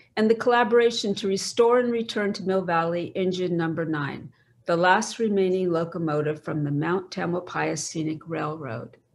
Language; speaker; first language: English; native; English